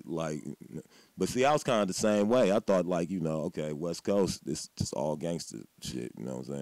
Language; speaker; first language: English; native; English